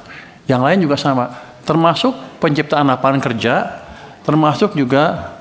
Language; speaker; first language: Indonesian; native; Indonesian